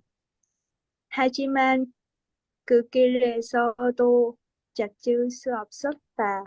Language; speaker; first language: Korean; non-native, learner; Vietnamese